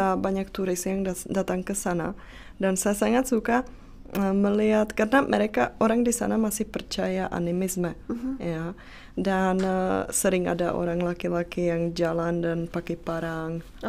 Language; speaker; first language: Indonesian; non-native, fluent; Czech